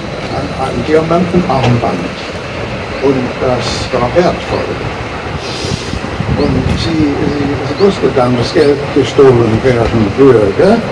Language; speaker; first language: German; early bilingual, heritage; German